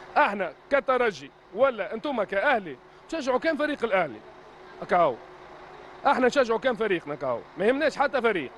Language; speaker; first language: Arabic; native; Arabic